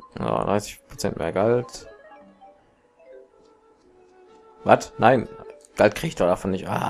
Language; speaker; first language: German; native; German